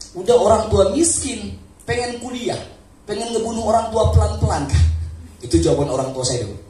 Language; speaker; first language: Indonesian; non-native, local second language; Sundanese